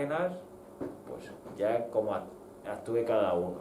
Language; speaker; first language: Spanish; native; Spanish